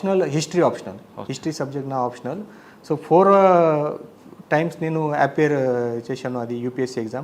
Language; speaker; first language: Telugu; non-native, learner; Marathi